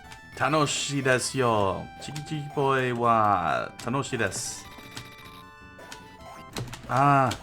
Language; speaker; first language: Japanese; non-native, learner; English